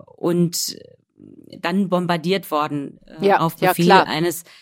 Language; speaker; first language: German; native; German